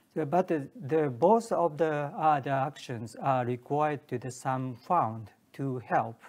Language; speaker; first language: English; non-native, learner; Japanese